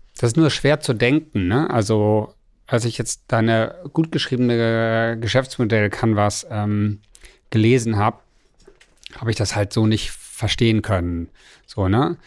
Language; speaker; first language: German; native; German